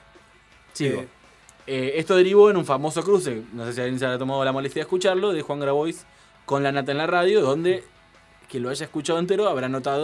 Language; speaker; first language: Spanish; native; Spanish